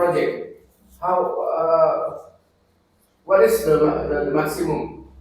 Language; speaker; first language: English; non-native, fluent; Indonesian